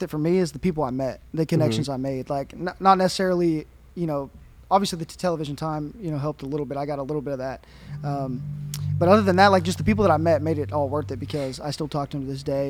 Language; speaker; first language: English; native; English